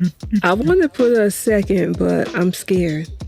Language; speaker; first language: English; native; English